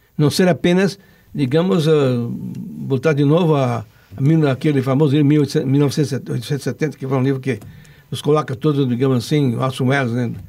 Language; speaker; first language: Portuguese; non-native, local second language; Italian